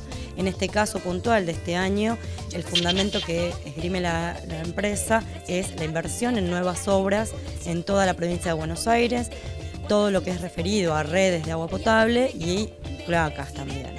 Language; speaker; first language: Spanish; native; Spanish